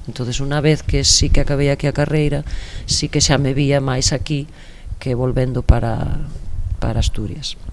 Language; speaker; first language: Galician; non-native, local second language; Spanish